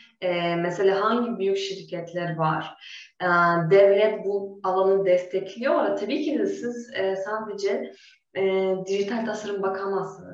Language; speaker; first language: Turkish; non-native, fluent; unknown